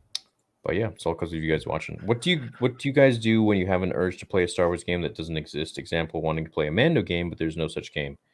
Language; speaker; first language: English; native; English